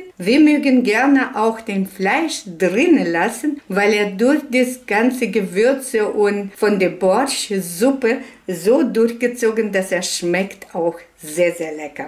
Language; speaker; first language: German; non-native, fluent; Russian